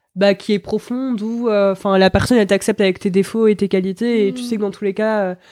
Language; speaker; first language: French; native; French